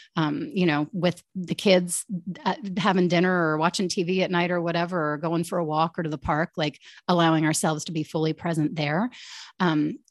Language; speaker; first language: English; native; English